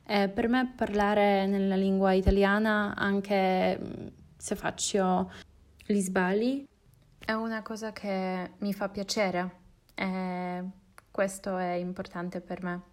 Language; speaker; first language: Italian; non-native, learner; Polish